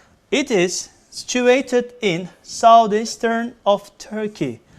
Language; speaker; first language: English; non-native, fluent; Turkish